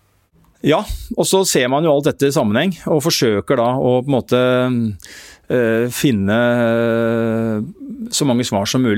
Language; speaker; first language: Norwegian; native; Norwegian